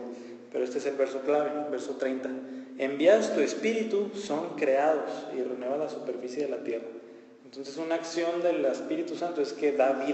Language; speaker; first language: Spanish; native; Spanish